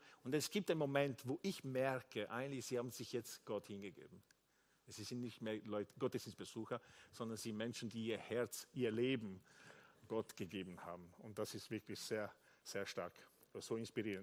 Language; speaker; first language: German; non-native, fluent; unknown